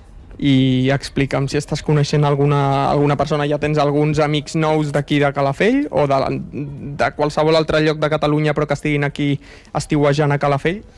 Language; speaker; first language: Catalan; native; Catalan